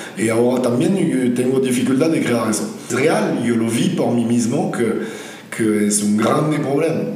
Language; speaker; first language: Spanish; non-native, learner; French